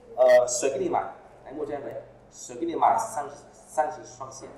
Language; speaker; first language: Chinese; non-native, fluent; Vietnamese